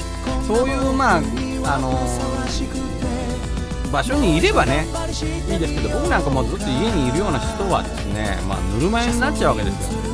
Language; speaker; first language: Japanese; native; Japanese